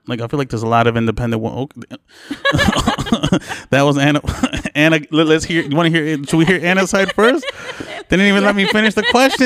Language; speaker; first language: English; early bilingual, other home language; Spanish